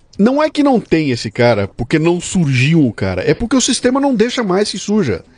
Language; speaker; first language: Portuguese; native; Portuguese